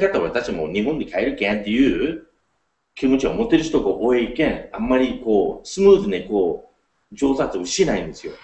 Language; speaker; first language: Japanese; non-native, fluent; English